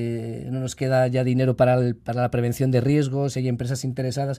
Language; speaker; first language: Spanish; native; Spanish